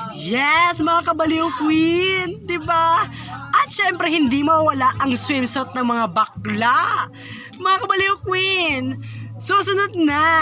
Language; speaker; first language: Filipino; non-native, local second language; Hiligaynon